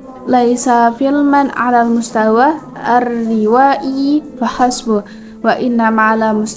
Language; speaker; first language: Arabic; non-native, learner; Indonesian